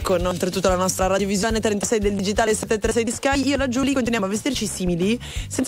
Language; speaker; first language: Italian; native; Italian